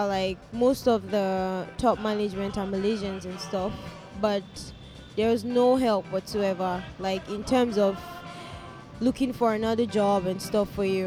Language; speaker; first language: English; non-native, local second language; Hausa